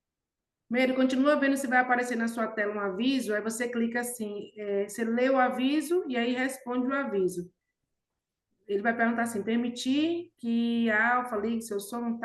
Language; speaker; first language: Portuguese; native; Portuguese